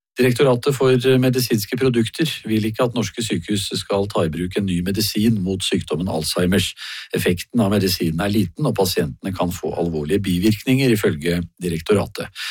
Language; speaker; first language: Norwegian; native; Norwegian